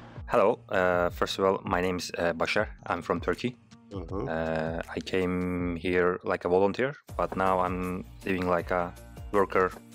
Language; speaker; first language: English; non-native, learner; Turkish